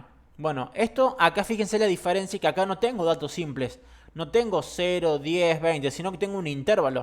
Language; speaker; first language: Spanish; native; Spanish